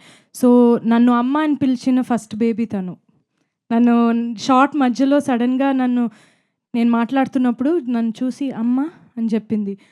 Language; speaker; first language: Telugu; non-native, fluent; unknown